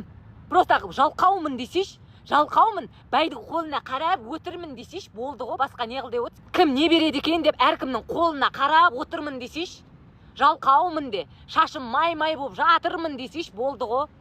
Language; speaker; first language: Kazakh; native; Kazakh